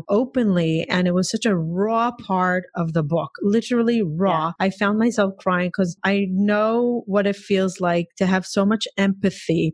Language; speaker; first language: English; non-native, fluent; Hebrew